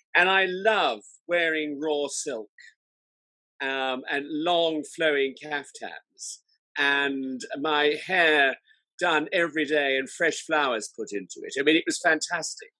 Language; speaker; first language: English; native; English